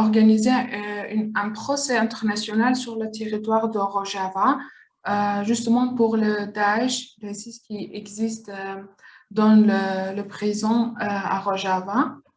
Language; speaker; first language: French; non-native, learner; Kurdish